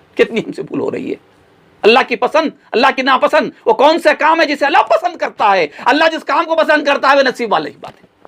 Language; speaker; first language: Urdu; native; Urdu